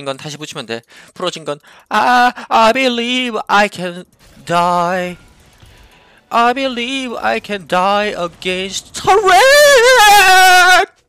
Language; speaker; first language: English; non-native, fluent; Korean